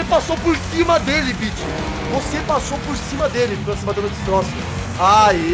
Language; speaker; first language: Portuguese; native; Portuguese